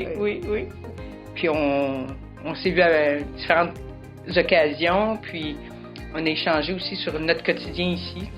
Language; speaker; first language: French; native; French